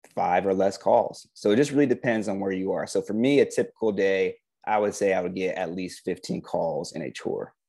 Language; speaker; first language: English; native; English